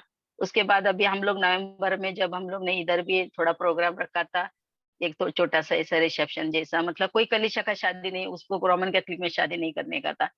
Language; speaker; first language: Hindi; non-native, local second language; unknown